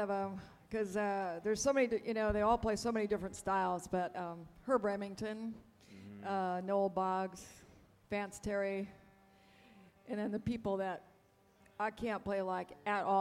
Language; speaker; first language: English; native; English